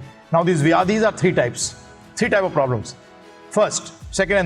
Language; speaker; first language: English; non-native, local second language; Hindi